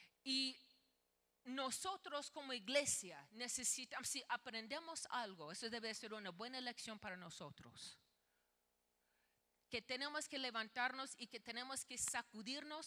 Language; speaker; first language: Spanish; non-native, fluent; English